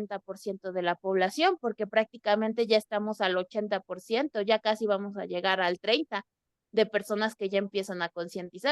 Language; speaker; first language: Spanish; native; Spanish